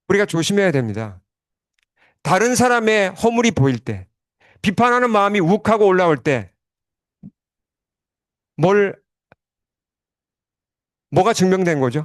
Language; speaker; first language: Korean; native; Korean